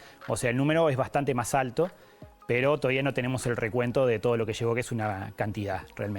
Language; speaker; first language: Spanish; native; Spanish